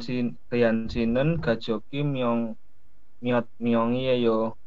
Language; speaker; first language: Korean; non-native, learner; Indonesian